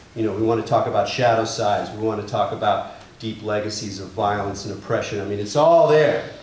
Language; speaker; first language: English; native; English